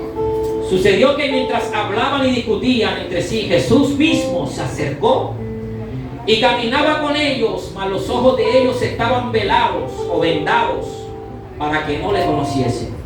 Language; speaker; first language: Spanish; native; Spanish